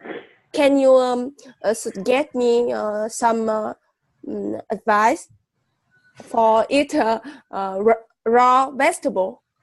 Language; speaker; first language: English; non-native, learner; Vietnamese